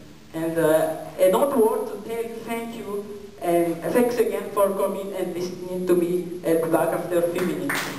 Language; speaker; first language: English; non-native, learner; Malagasy